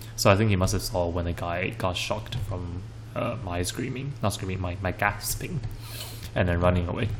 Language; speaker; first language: English; non-native, fluent; Chinese